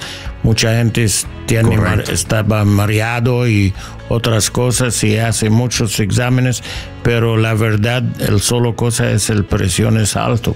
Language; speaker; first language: Spanish; non-native, learner; English